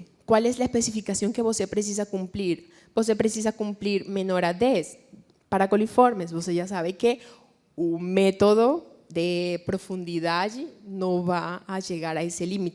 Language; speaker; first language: Portuguese; non-native, fluent; Spanish